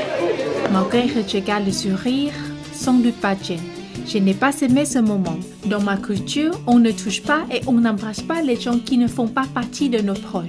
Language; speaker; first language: French; non-native, learner; Thai